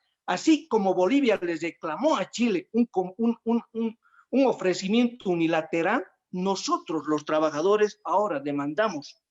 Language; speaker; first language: Spanish; native; Spanish